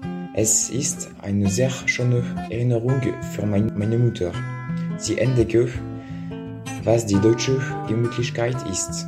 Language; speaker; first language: German; non-native, learner; French